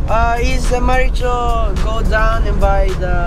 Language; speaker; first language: English; non-native, learner; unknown